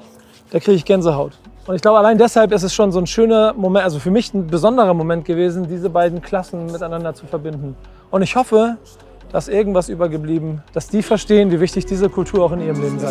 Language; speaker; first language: German; native; German